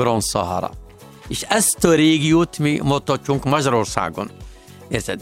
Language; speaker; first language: Hungarian; non-native, learner; Arabic